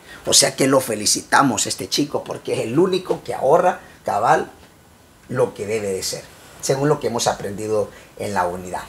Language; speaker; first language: Spanish; native; Spanish